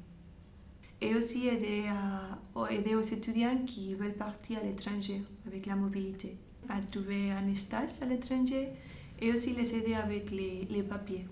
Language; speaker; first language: French; non-native, fluent; Spanish